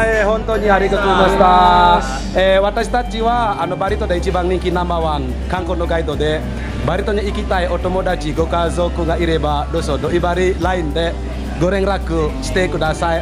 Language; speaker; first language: Japanese; non-native, fluent; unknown